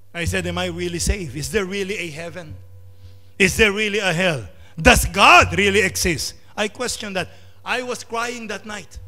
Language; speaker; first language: English; non-native, local second language; Filipino